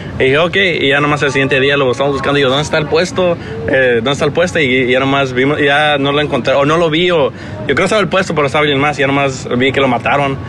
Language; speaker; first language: Spanish; early bilingual, heritage; Spanish